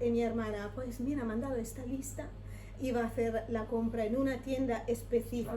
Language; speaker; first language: Spanish; non-native, fluent; Italian